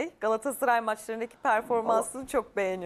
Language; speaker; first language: Turkish; native; Turkish